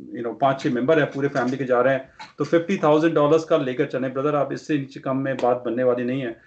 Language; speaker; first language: Hindi; non-native, local second language; Punjabi